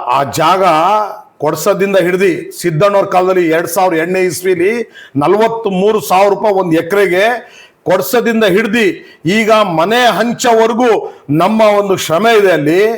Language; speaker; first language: Kannada; non-native, local second language; Urdu